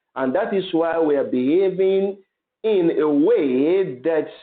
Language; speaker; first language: English; non-native, local second language; Yoruba